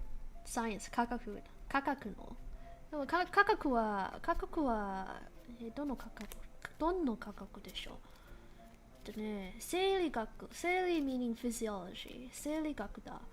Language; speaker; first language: Japanese; non-native, learner; English